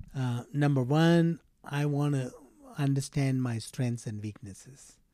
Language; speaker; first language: English; non-native, local second language; Telugu